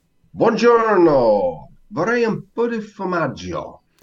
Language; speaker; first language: Italian; non-native, learner; English